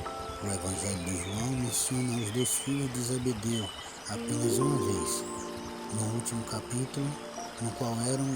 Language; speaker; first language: Portuguese; native; Portuguese